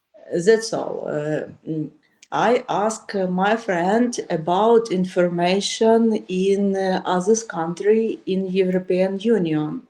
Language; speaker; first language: English; non-native, learner; Ukrainian